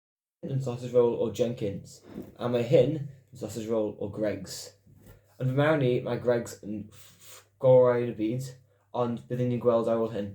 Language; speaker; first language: Welsh; non-native, local second language; English